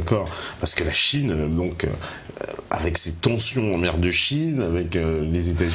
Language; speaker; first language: French; native; French